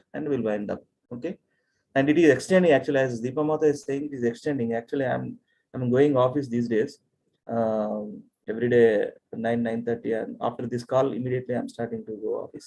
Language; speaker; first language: English; non-native, local second language; Telugu